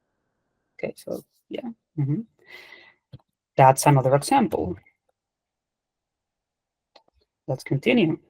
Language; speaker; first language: English; non-native, fluent; Spanish